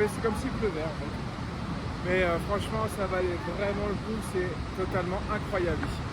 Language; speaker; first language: French; native; French